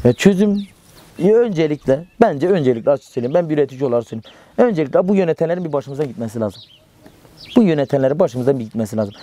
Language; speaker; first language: Turkish; non-native, local second language; Kurdish